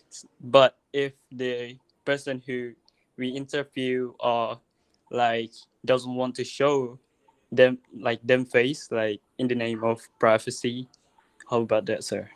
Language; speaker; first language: English; non-native, learner; Indonesian